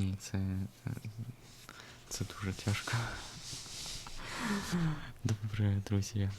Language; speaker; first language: Ukrainian; non-native, learner; Russian